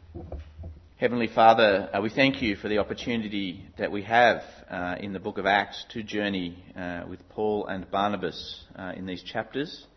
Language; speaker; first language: English; native; English